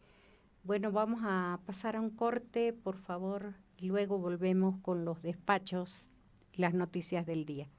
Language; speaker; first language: Spanish; native; Spanish